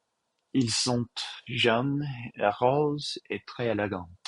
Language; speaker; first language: French; non-native, learner; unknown